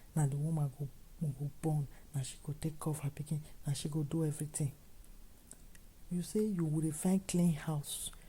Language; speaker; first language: Nigerian Pidgin; native; Nigerian Pidgin